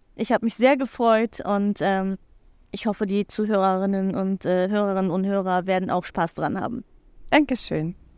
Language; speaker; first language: German; non-native, fluent; Turkish